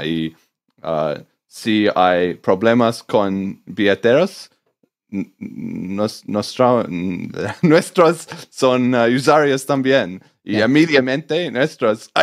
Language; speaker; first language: Spanish; non-native, learner; English